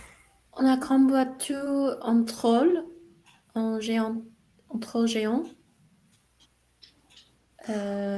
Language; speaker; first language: French; non-native, learner; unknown